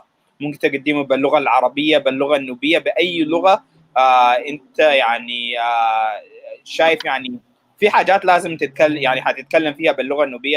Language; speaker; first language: Arabic; native; Arabic